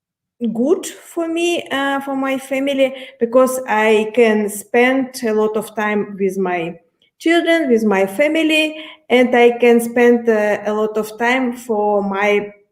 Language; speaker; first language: English; non-native, learner; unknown